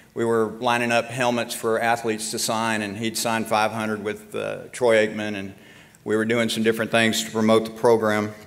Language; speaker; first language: English; native; English